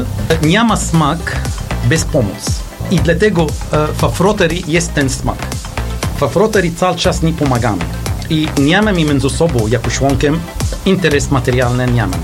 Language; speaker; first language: Polish; non-native, learner; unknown